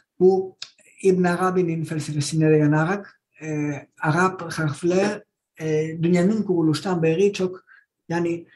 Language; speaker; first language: Turkish; non-native, learner; Greek